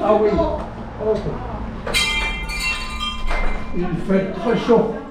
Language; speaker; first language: French; non-native, learner; Danish